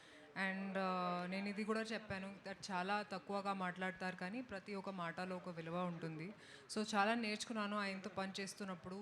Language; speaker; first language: Telugu; non-native, local second language; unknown